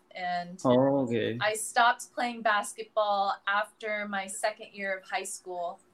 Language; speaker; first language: English; native; English